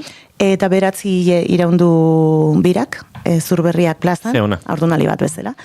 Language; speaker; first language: Basque; native; Basque